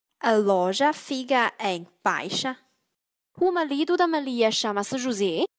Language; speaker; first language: Portuguese; non-native, fluent; Chinese